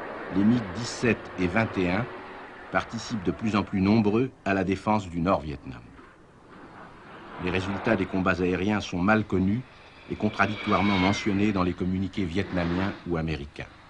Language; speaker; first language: French; native; French